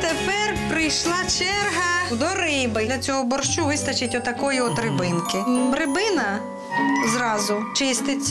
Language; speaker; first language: Ukrainian; native; Ukrainian